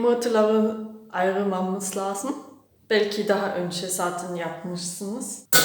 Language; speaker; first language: Turkish; non-native, learner; German